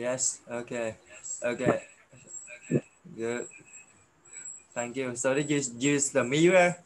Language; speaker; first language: English; non-native, fluent; Vietnamese